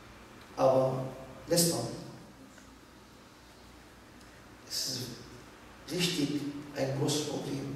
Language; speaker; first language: German; non-native, fluent; Arabic